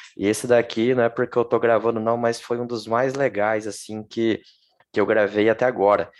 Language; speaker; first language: Portuguese; native; Portuguese